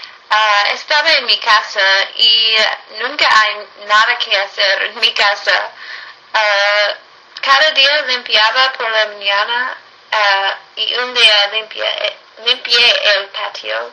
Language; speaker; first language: Spanish; non-native, learner; English